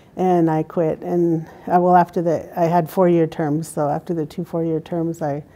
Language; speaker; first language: English; native; English